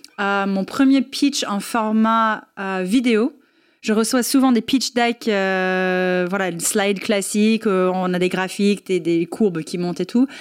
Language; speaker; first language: French; non-native, fluent; English